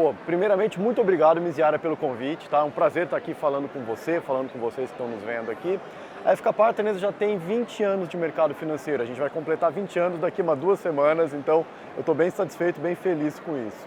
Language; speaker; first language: Portuguese; native; Portuguese